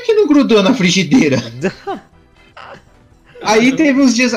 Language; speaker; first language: Portuguese; native; Portuguese